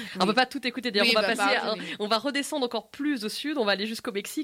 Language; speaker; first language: French; native; French